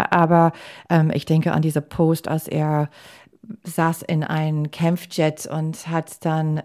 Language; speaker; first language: German; non-native, fluent; English